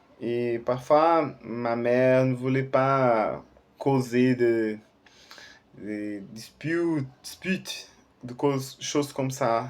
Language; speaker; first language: French; non-native, fluent; Portuguese